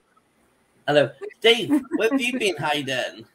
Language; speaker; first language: English; native; English